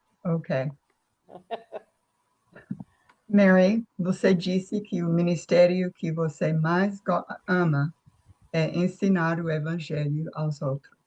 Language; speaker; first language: Portuguese; non-native, fluent; English